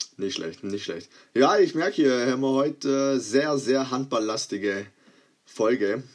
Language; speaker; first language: German; early bilingual, other home language; Croatian